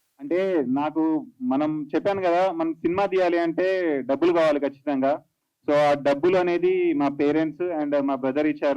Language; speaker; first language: Telugu; native; Telugu